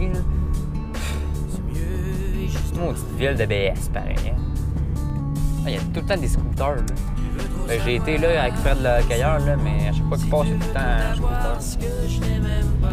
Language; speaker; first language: French; native; French